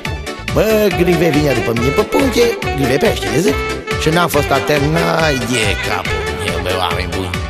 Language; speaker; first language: Romanian; native; Romanian